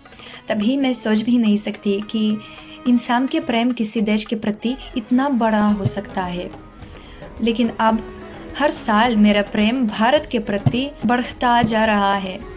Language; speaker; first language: Hindi; non-native, fluent; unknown